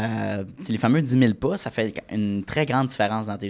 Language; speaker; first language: French; native; French